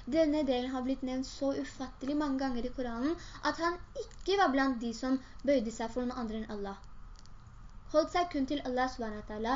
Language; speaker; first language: Norwegian; early bilingual, other home language; Urdu